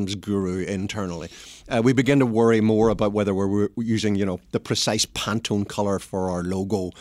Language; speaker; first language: English; native; English